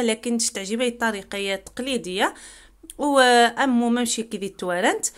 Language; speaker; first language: Arabic; non-native, local second language; Riffian